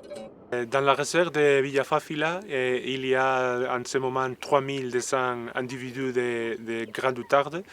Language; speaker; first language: French; non-native, learner; Spanish